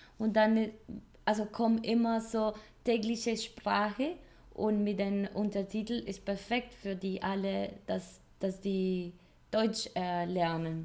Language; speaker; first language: German; non-native, learner; Spanish